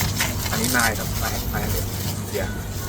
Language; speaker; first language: English; non-native, learner; Thai